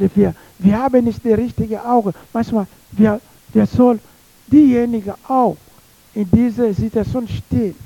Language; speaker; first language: German; non-native, learner; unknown